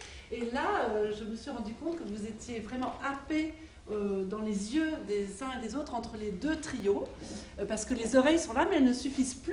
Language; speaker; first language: French; native; French